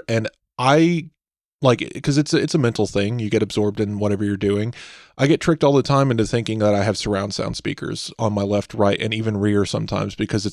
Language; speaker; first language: English; native; English